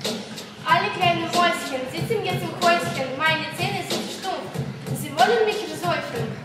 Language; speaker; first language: German; non-native, learner; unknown